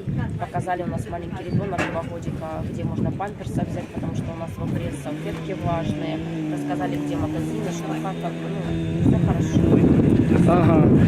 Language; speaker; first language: Russian; native; Russian